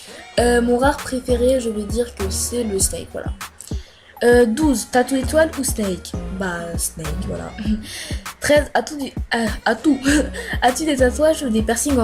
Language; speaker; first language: French; native; French